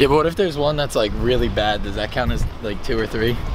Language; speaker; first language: English; native; English